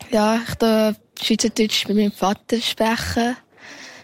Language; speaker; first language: German; early bilingual, heritage; German